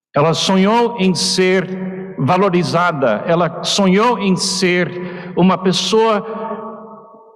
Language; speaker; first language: Portuguese; non-native, fluent; English